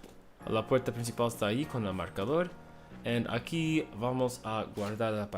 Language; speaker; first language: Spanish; non-native, fluent; English